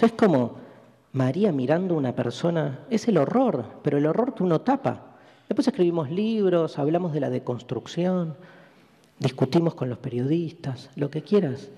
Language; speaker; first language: Spanish; native; Spanish